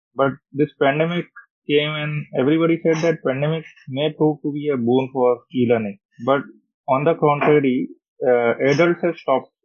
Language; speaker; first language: English; non-native, local second language; Hindi